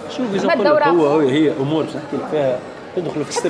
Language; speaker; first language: Arabic; native; Arabic